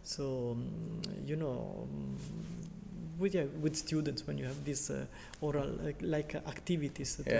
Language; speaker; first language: English; non-native, fluent; Italian